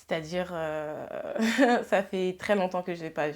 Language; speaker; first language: French; early bilingual, other home language; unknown